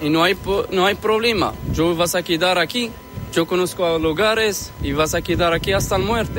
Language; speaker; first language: Spanish; non-native, learner; Arabic